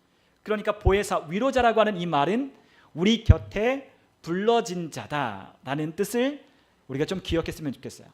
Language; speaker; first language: Korean; native; Korean